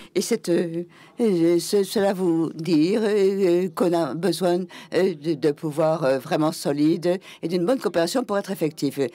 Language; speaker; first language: French; non-native, fluent; German